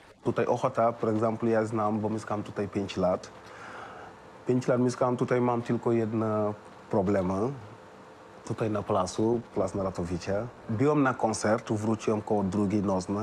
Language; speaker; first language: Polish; non-native, learner; Wolof